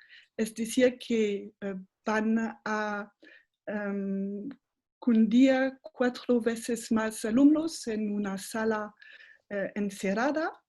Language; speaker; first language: Spanish; non-native, fluent; French